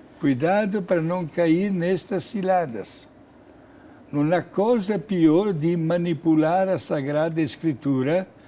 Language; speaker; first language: Portuguese; non-native, fluent; Italian